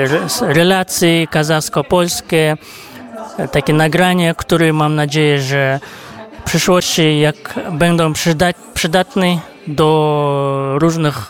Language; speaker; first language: Polish; non-native, fluent; Kazakh